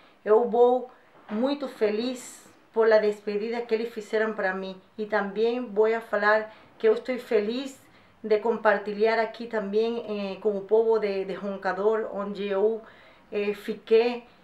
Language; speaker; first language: Portuguese; non-native, fluent; Spanish